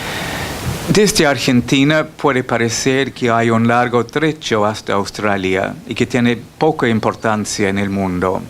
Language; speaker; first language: Spanish; non-native, fluent; English